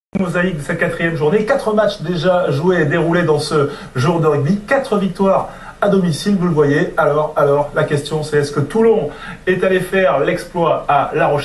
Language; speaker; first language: French; native; French